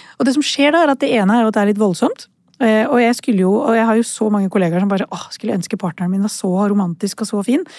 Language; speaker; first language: Norwegian; early bilingual, other home language; Urdu